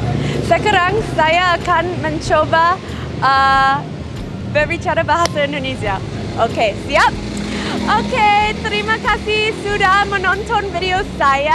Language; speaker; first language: Indonesian; non-native, learner; English